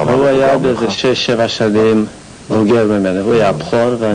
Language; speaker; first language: Hebrew; non-native, fluent; Yiddish